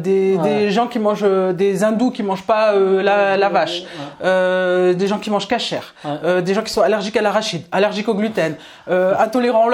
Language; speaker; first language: French; native; French